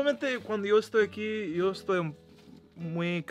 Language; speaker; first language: Spanish; non-native, learner; English